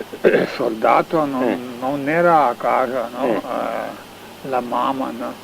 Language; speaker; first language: Italian; non-native, learner; Slovenian